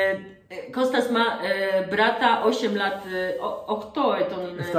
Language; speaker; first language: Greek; non-native, learner; Polish